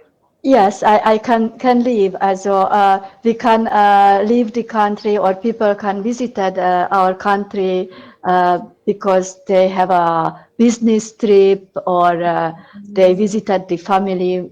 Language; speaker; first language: English; non-native, learner; Hungarian